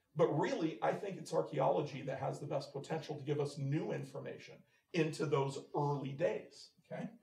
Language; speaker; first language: English; native; English